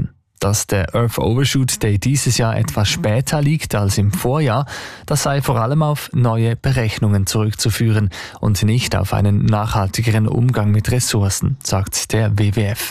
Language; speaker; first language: German; native; German